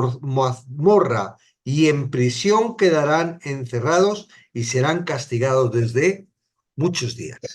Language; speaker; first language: Spanish; native; Spanish